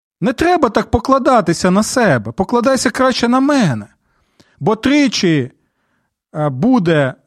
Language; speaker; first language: Ukrainian; native; Ukrainian